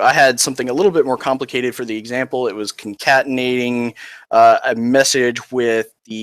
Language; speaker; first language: English; native; English